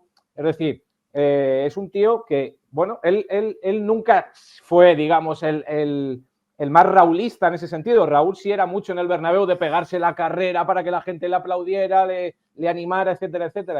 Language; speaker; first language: Spanish; native; Spanish